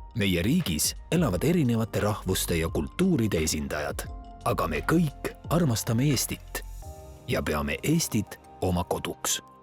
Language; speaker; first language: Estonian; native; Estonian